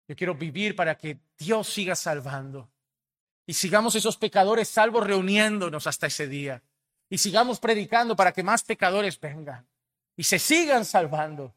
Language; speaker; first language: Spanish; native; Spanish